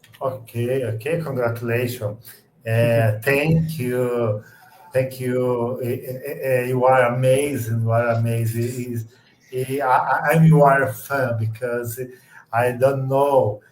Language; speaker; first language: English; non-native, learner; Portuguese